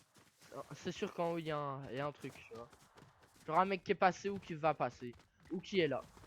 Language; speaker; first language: French; native; French